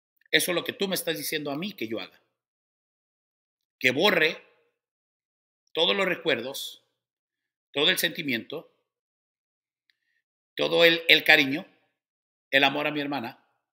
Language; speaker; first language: Spanish; early bilingual, heritage; Spanish